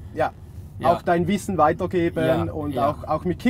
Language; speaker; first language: German; native; German